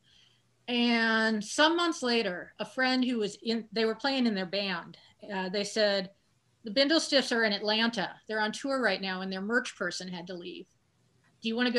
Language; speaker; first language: English; native; English